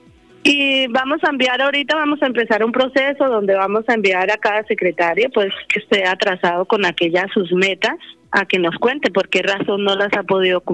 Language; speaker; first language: Spanish; native; Spanish